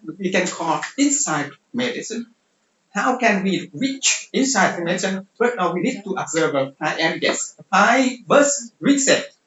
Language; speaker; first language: English; non-native, learner; Vietnamese